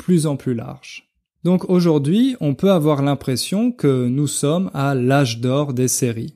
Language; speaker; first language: French; native; French